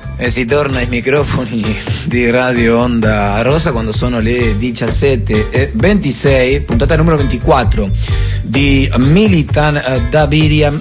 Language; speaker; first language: Italian; native; Italian